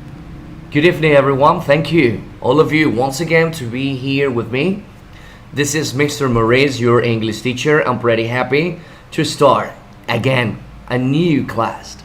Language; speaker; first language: English; non-native, fluent; Spanish